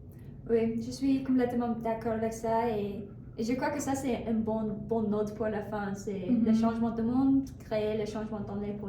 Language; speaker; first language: French; non-native, learner; English